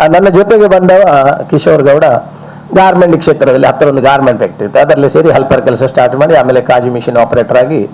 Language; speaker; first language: Kannada; non-native, local second language; Malayalam